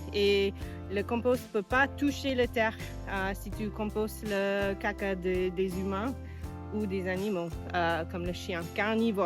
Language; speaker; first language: French; non-native, fluent; English